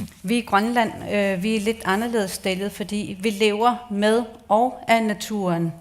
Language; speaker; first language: Danish; non-native, local second language; Kalaallisut